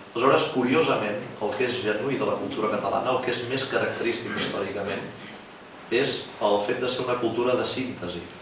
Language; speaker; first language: Catalan; native; Catalan